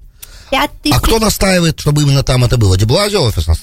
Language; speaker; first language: Russian; native; Russian